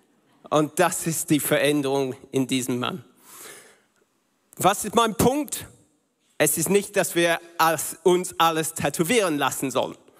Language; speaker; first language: German; non-native, learner; English